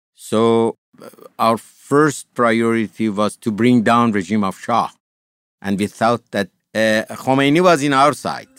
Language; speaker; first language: English; non-native, fluent; Persian